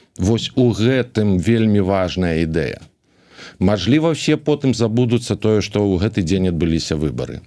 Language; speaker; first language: Belarusian; native; Belarusian